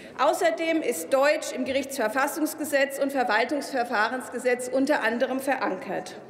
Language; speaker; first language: German; native; German